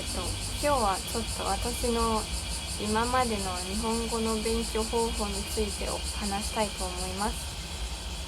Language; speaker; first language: Japanese; non-native, learner; German